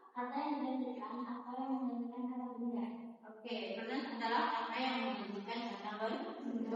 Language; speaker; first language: Indonesian; native; Indonesian